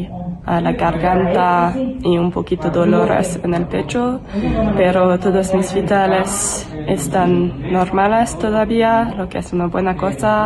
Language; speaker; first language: Spanish; non-native, learner; English